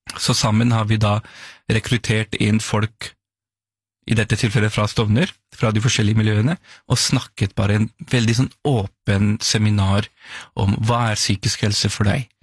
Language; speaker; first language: Norwegian; early bilingual, other home language; Urdu